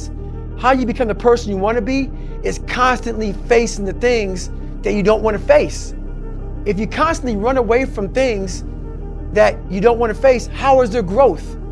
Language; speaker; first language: English; native; English